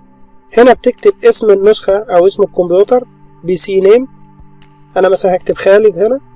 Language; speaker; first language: Arabic; native; Arabic